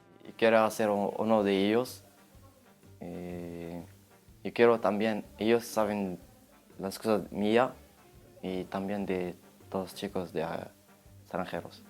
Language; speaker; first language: Spanish; non-native, learner; Arabic